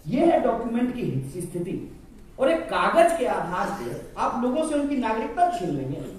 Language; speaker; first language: Hindi; native; Hindi